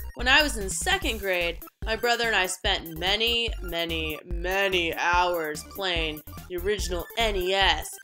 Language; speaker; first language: English; native; English